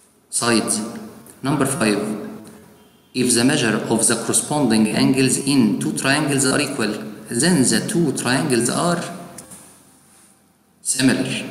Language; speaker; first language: English; non-native, fluent; Arabic